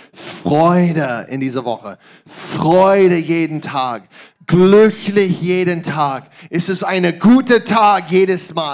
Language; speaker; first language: German; non-native, learner; English